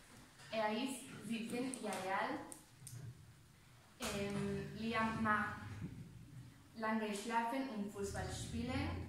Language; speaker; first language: German; non-native, learner; Catalan